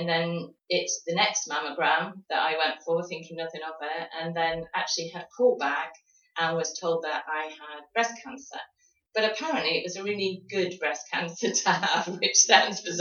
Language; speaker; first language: English; native; English